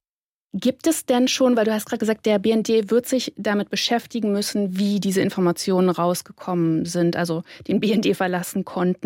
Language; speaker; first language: German; native; German